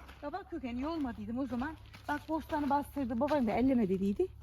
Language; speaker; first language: Turkish; native; Turkish